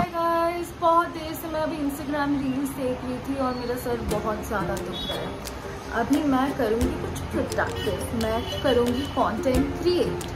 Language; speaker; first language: Hindi; non-native, local second language; Bangla